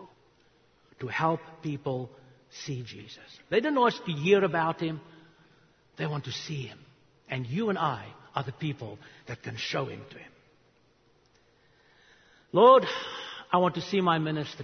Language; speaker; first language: English; non-native, local second language; Afrikaans